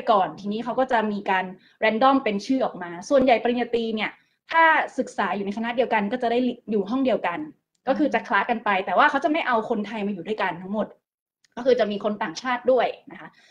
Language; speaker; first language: Thai; native; Thai